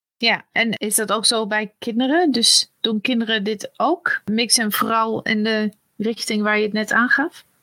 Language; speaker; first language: Dutch; non-native, fluent; English